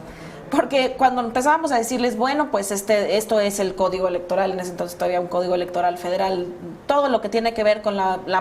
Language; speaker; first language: Spanish; native; Spanish